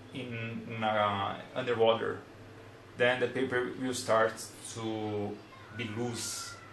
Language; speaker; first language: English; non-native, fluent; Portuguese